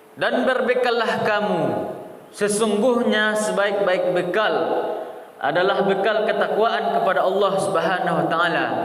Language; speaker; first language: Malay; non-native, local second language; Minangkabau